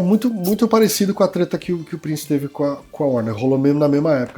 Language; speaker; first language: Portuguese; native; Portuguese